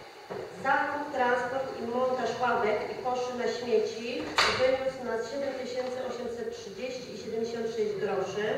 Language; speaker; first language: Polish; native; Polish